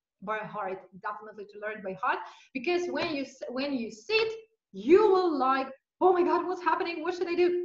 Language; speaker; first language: English; non-native, fluent; Russian